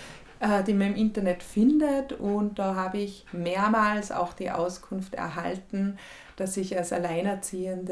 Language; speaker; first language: German; native; German